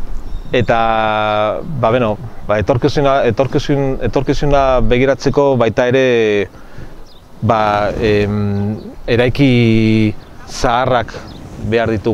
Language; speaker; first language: Basque; non-native, local second language; Spanish